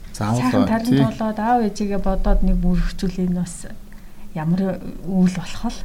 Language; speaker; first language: Mongolian; native; Mongolian